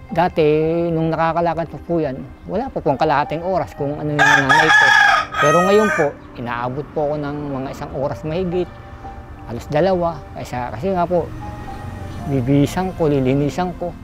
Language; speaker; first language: Filipino; native; Filipino